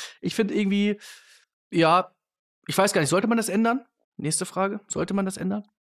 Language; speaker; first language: German; native; German